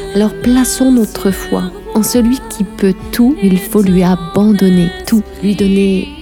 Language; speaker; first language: French; native; French